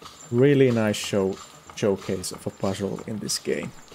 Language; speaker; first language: English; non-native, fluent; Finnish